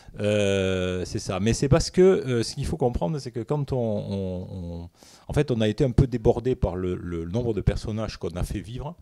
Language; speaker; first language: French; native; French